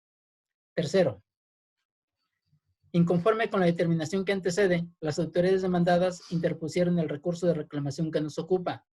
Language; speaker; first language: Spanish; native; Spanish